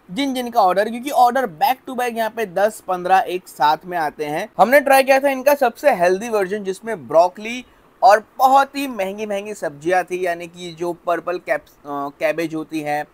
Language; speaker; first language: Hindi; non-native, local second language; Gujarati